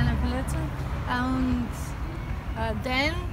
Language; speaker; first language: German; non-native, learner; Spanish